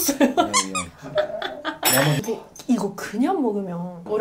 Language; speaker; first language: Korean; non-native, fluent; Japanese